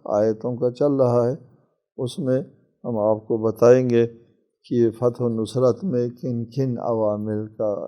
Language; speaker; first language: Urdu; non-native, local second language; Balti